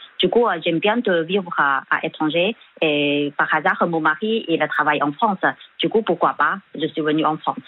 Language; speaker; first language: French; non-native, fluent; Chinese